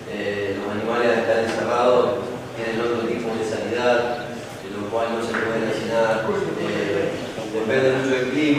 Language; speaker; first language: Spanish; native; Spanish